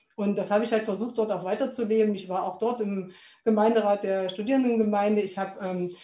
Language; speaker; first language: German; native; German